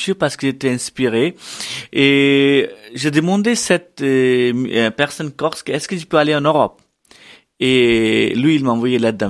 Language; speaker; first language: French; non-native, learner; Hindi